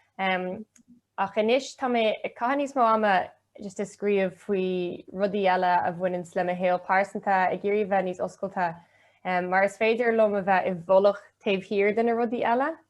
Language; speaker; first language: Irish; non-native, local second language; English